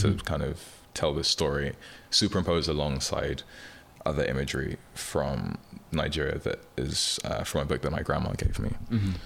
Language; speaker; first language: English; native; English